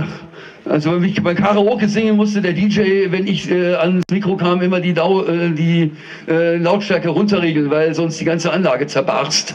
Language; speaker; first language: German; native; German